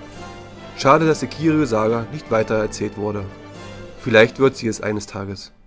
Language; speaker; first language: German; native; German